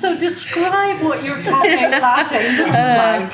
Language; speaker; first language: English; native; English